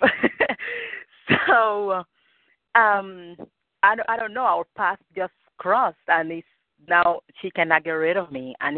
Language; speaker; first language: English; non-native, fluent; Spanish